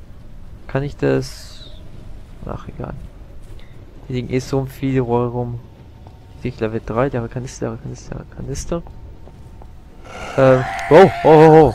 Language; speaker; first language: German; native; German